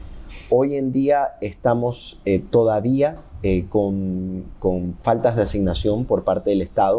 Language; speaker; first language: Spanish; native; Spanish